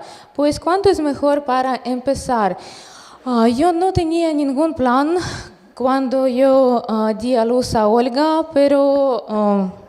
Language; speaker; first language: Spanish; non-native, fluent; Russian